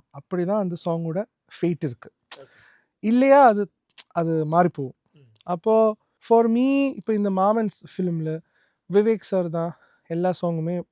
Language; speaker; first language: Tamil; non-native, learner; Malayalam